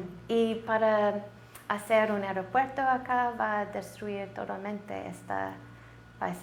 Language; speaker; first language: Spanish; non-native, learner; English